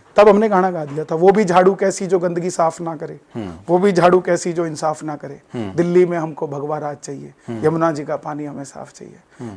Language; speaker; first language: Hindi; non-native, local second language; Punjabi